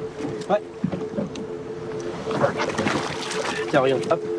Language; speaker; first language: French; native; French